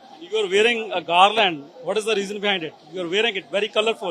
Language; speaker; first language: English; non-native, local second language; Punjabi